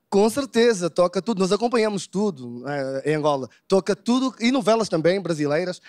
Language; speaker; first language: Portuguese; native; Portuguese